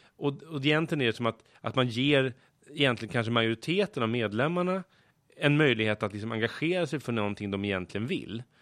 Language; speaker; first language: Swedish; native; Swedish